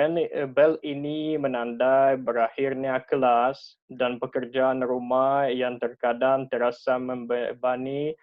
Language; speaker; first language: Indonesian; non-native, fluent; Russian